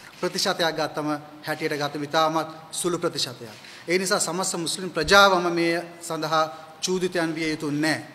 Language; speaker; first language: Sinhala; non-native, local second language; Tamil